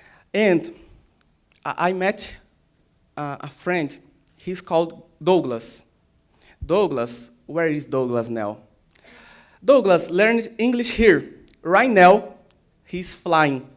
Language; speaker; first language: English; non-native, learner; Portuguese